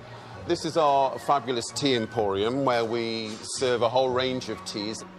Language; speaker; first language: English; native; English